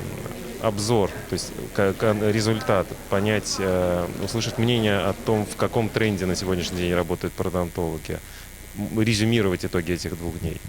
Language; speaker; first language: Russian; native; Russian